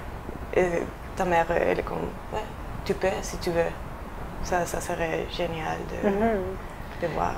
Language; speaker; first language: French; non-native, fluent; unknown